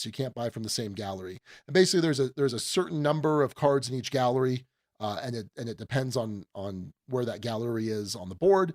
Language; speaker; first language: English; native; English